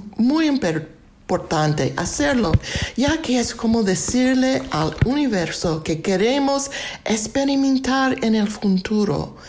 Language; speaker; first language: Spanish; non-native, fluent; English